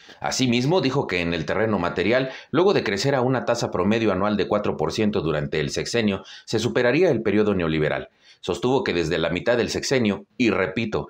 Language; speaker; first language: Spanish; native; Spanish